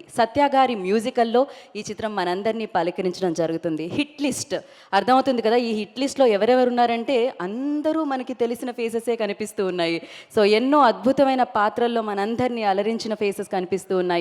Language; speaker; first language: Telugu; native; Telugu